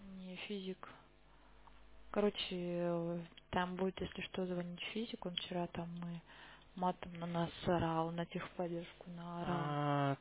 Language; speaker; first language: Russian; native; Russian